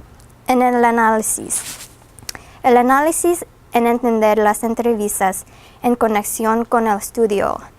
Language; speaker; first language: Spanish; non-native, fluent; English